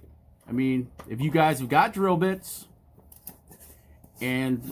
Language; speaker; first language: English; native; English